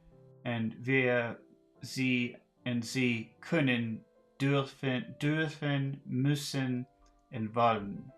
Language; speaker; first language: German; non-native, learner; English